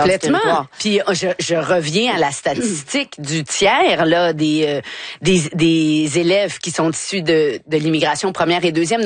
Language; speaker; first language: French; native; French